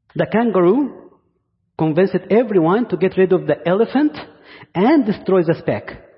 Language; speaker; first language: English; non-native, fluent; Arabic